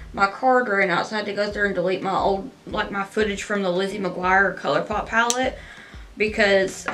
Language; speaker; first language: English; native; English